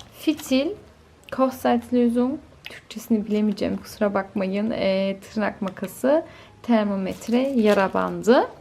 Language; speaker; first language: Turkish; early bilingual, heritage; Turkish